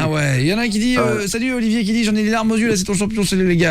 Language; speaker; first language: French; native; French